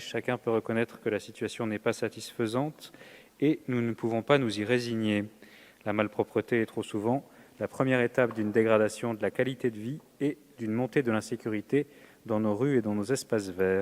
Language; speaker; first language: French; native; French